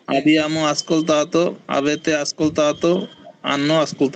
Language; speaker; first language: Italian; non-native, learner; Bangla